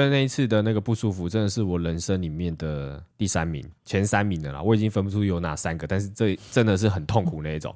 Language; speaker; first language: Chinese; native; Chinese